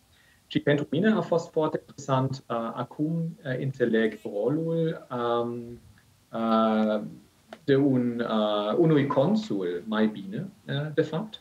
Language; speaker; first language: Romanian; non-native, learner; German